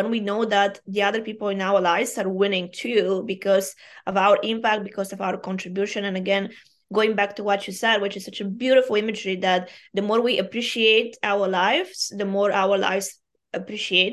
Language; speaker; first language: English; non-native, fluent; Bulgarian